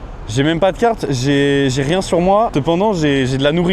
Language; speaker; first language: French; native; French